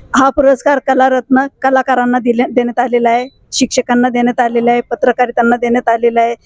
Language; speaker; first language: Marathi; native; Marathi